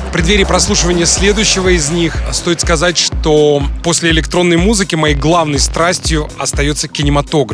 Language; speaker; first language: Russian; native; Russian